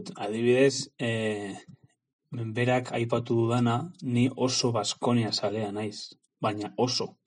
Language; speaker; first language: Basque; non-native, learner; Spanish